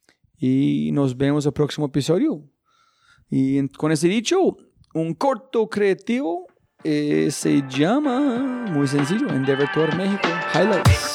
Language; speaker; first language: Spanish; non-native, learner; English